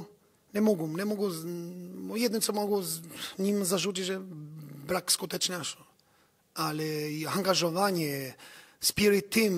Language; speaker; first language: Polish; non-native, learner; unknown